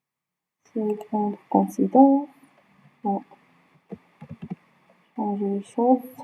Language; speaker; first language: French; non-native, local second language; Arabic